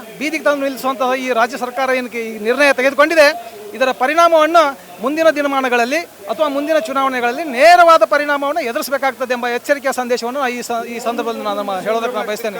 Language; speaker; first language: Kannada; native; Kannada